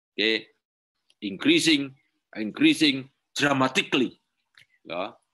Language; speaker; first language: English; non-native, learner; Indonesian